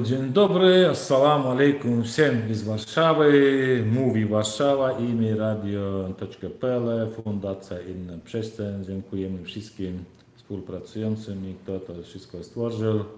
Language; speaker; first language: Polish; non-native, learner; Turkmen